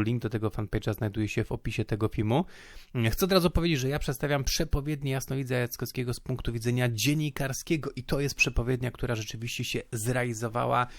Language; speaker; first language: Polish; native; Polish